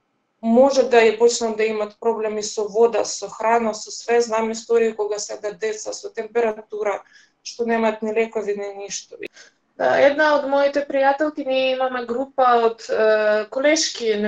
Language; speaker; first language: Macedonian; early bilingual, heritage; Macedonian